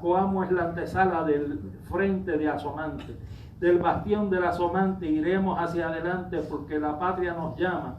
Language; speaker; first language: Spanish; native; Spanish